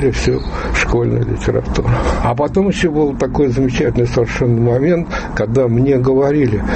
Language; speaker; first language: Russian; native; Russian